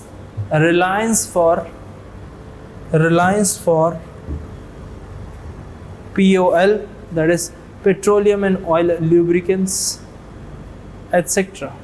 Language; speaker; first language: English; non-native, local second language; Hindi